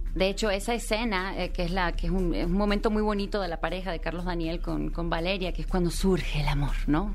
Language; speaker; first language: Spanish; early bilingual, heritage; Spanish